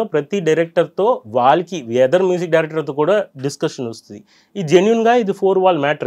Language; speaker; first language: Telugu; non-native, local second language; Tamil